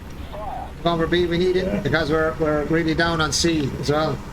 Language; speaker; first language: English; native; English